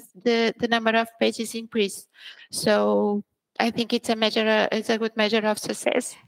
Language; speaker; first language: English; early bilingual, other home language; Portuguese